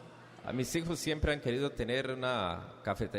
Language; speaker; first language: Spanish; native; Spanish